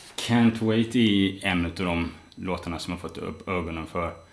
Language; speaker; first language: Swedish; native; Swedish